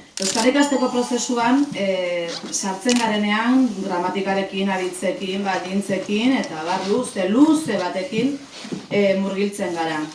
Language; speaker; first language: Basque; non-native, local second language; Spanish